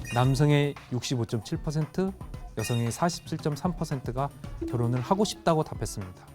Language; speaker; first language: Korean; native; Korean